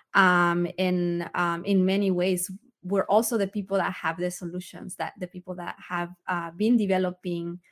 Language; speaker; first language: English; early bilingual, other home language; Spanish